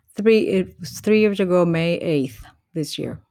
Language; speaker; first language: English; non-native, fluent; Spanish